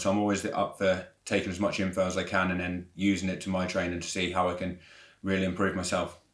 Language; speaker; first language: English; native; English